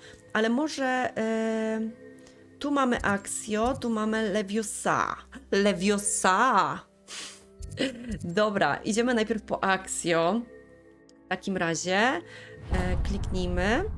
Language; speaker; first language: Polish; native; Polish